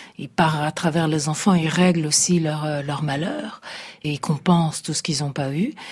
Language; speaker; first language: French; early bilingual, other home language; Italian